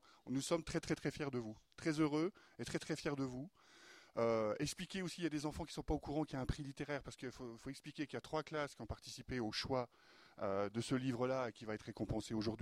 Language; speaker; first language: French; native; French